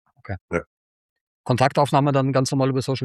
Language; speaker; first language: German; native; German